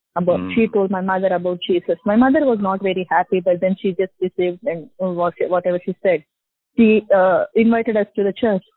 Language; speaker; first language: English; non-native, local second language; Telugu